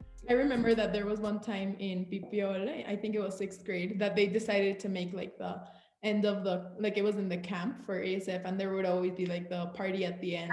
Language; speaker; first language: English; early bilingual, other home language; Spanish